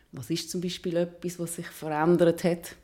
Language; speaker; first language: German; native; German